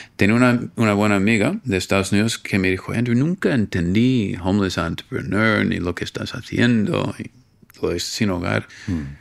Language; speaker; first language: Spanish; non-native, fluent; English